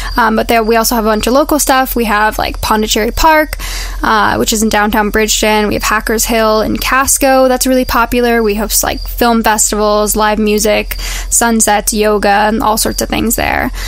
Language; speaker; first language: English; native; English